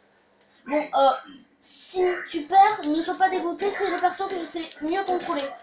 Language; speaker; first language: French; native; French